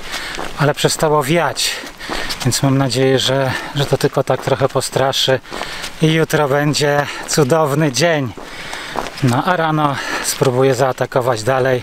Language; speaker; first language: Polish; native; Polish